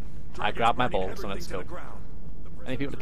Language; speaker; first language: English; native; English